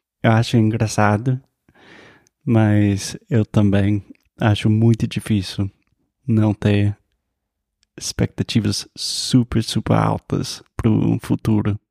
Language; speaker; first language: Portuguese; non-native, fluent; English